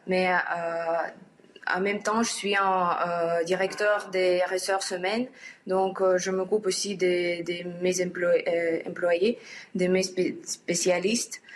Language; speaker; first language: French; non-native, learner; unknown